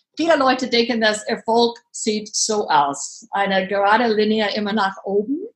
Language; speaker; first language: German; non-native, learner; English